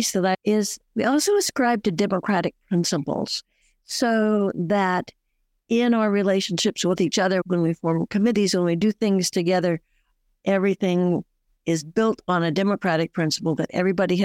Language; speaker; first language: English; native; English